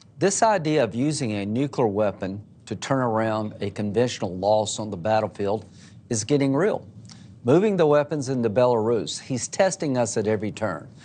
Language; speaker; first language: English; native; English